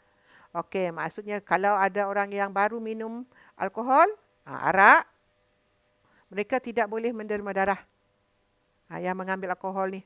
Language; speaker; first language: Malay; native; Malay